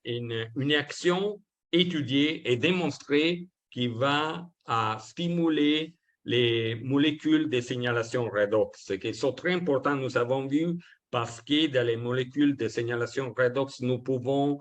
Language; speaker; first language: French; non-native, learner; Italian